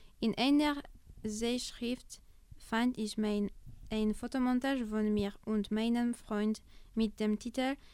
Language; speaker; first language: German; non-native, learner; French